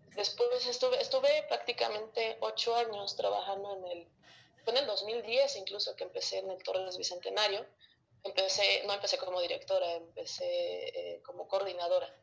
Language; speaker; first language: Spanish; early bilingual, other home language; Russian